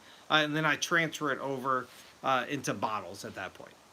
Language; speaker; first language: English; native; English